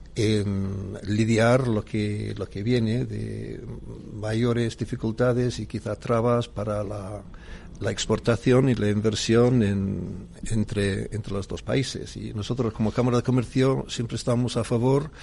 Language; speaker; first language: Spanish; non-native, fluent; English